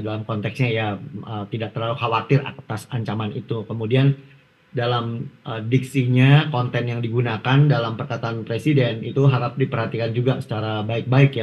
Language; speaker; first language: Indonesian; native; Indonesian